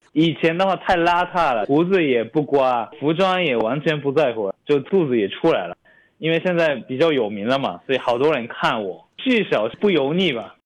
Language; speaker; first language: Chinese; non-native, fluent; Japanese